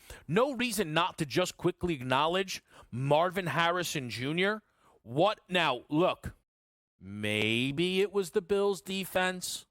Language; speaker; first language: English; native; English